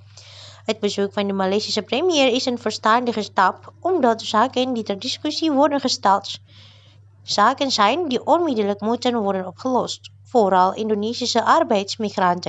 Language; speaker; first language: Dutch; non-native, fluent; Indonesian